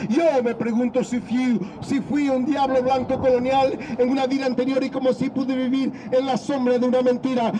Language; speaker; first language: Spanish; native; Spanish